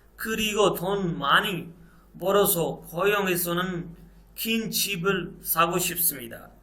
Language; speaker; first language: Korean; non-native, learner; Urdu